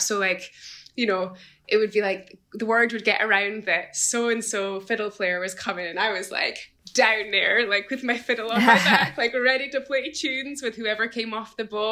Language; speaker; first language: English; native; English